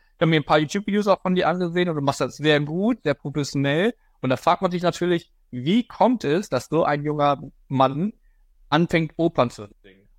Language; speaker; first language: German; native; German